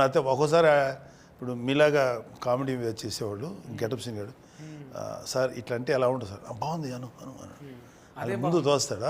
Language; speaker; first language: Telugu; native; Telugu